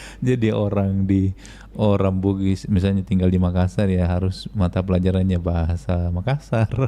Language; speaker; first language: Indonesian; native; Indonesian